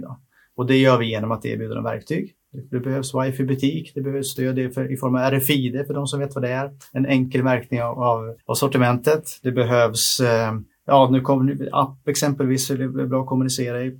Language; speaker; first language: Swedish; native; Swedish